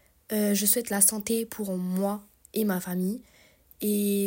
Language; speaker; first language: French; early bilingual, other home language; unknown